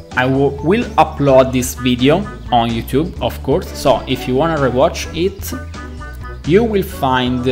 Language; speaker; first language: English; non-native, fluent; Italian